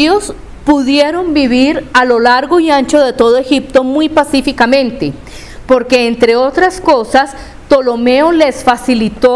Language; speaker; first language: Spanish; native; Spanish